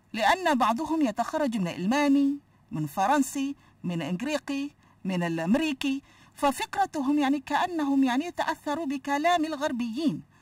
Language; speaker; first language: Arabic; non-native, fluent; Malay